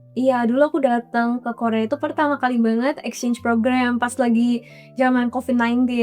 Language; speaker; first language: Indonesian; native; Indonesian